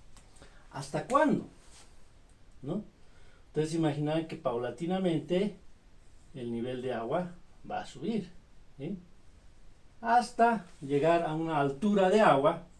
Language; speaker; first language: Spanish; native; Spanish